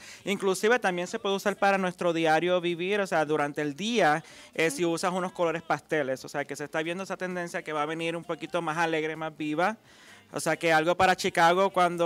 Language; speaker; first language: Spanish; native; Spanish